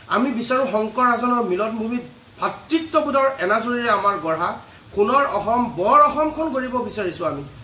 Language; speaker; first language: Assamese; non-native, local second language; Bangla